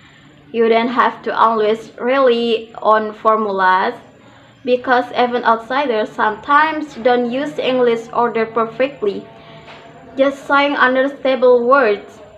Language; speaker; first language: English; non-native, learner; Indonesian